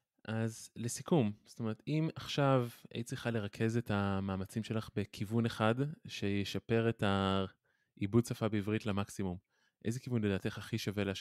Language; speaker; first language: Hebrew; native; Hebrew